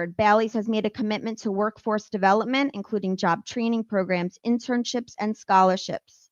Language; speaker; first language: English; native; English